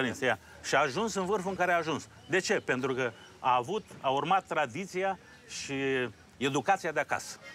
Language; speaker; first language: Romanian; non-native, local second language; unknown